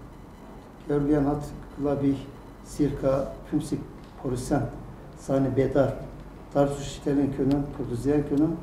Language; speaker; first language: German; non-native, learner; Turkish